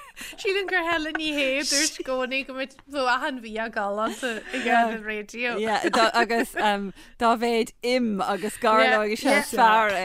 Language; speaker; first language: Irish; native; Irish